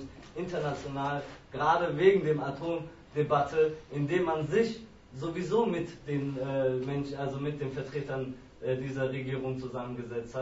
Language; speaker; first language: German; native; German